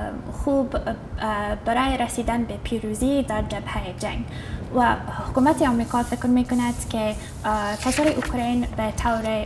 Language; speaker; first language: Persian; non-native, fluent; English